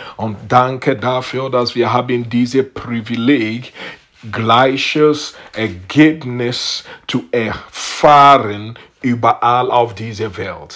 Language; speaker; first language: German; non-native, learner; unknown